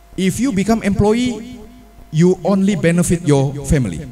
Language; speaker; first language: English; non-native, fluent; Indonesian